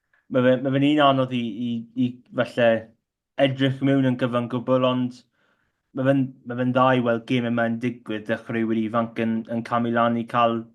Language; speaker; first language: Welsh; non-native, local second language; English